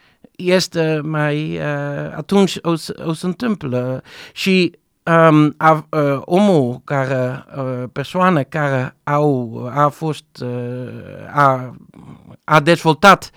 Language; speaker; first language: Romanian; non-native, fluent; Dutch